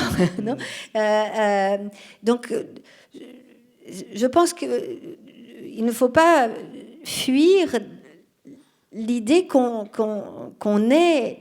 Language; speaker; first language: French; non-native, fluent; Portuguese